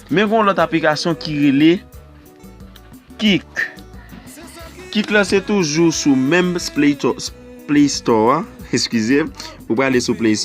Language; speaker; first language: French; non-native, learner; Haitian Creole